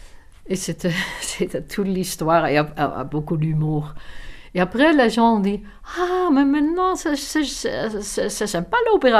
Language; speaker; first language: French; non-native, fluent; Dutch